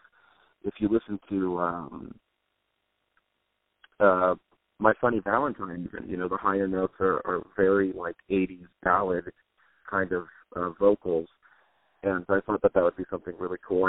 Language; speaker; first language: English; native; English